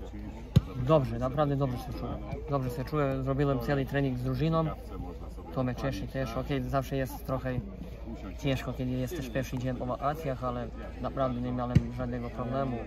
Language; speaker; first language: Polish; non-native, fluent; Serbian